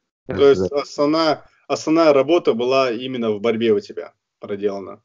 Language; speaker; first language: Russian; native; Russian